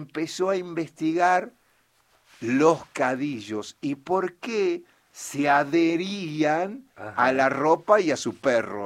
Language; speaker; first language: Spanish; native; Spanish